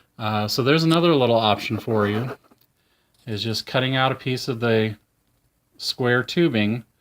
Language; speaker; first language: English; native; English